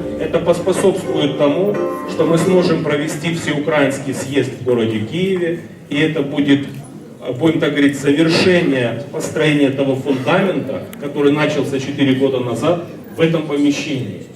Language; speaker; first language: Russian; native; Russian